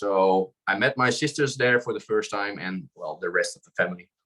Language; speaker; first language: English; non-native, fluent; Dutch